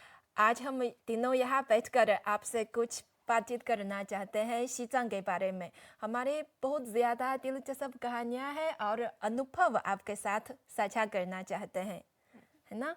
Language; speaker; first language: Hindi; non-native, fluent; Chinese